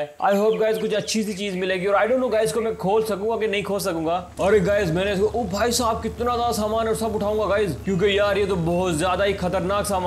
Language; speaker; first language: Hindi; native; Hindi